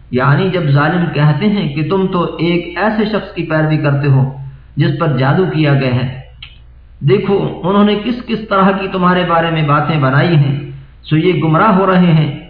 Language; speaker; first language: Urdu; native; Urdu